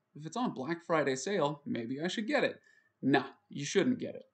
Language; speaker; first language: English; native; English